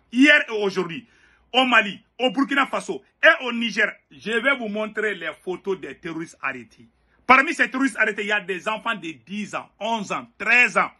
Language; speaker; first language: French; non-native, local second language; Bambara